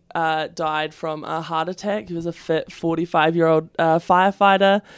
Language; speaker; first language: English; native; English